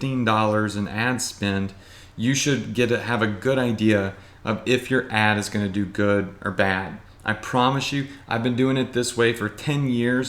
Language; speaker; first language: English; native; English